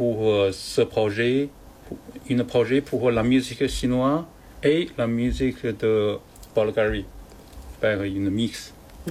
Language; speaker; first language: French; non-native, learner; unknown